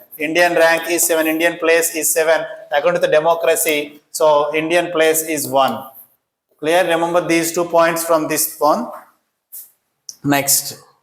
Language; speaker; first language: English; non-native, local second language; Telugu